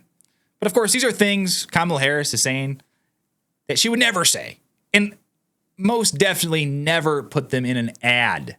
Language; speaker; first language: English; native; English